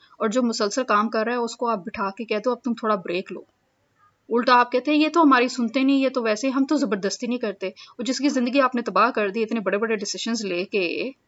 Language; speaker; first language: Urdu; non-native, local second language; Punjabi